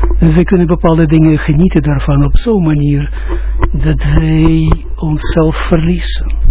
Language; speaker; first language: Dutch; non-native, fluent; Russian